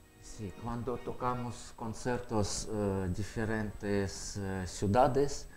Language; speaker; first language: Spanish; non-native, learner; Russian